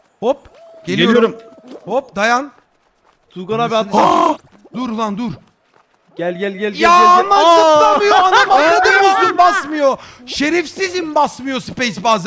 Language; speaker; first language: Turkish; native; Turkish